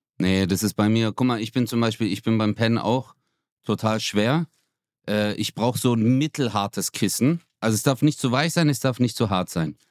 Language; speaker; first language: German; early bilingual, other home language; Turkish